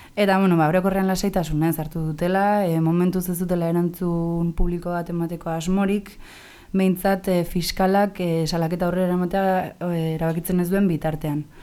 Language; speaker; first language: Basque; native; Basque